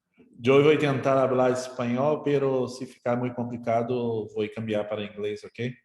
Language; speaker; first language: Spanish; non-native, learner; Portuguese